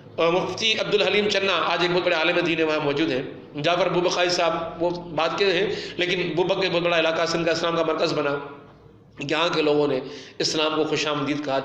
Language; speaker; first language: Urdu; non-native, local second language; Sindhi